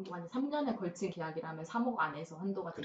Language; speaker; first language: Korean; native; Korean